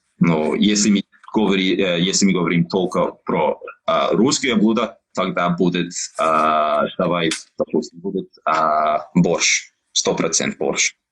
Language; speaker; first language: Russian; non-native, learner; English